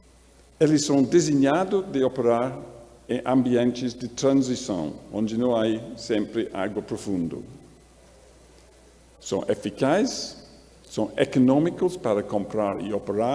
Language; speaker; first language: Portuguese; non-native, learner; English